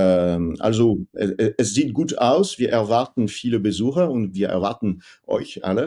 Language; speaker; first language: German; non-native, fluent; French